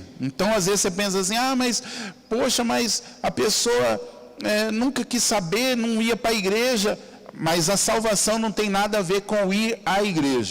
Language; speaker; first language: Portuguese; native; Portuguese